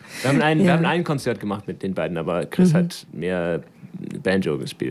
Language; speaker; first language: German; non-native, learner; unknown